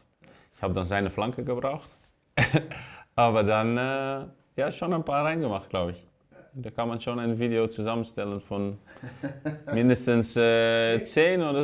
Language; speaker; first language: German; non-native, fluent; Dutch